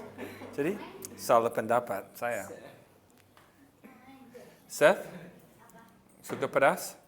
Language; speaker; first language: Indonesian; non-native, fluent; English